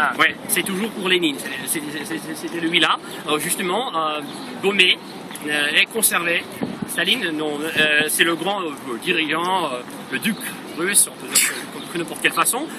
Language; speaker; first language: French; non-native, fluent; Russian